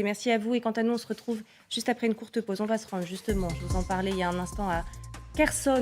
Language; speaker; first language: French; native; French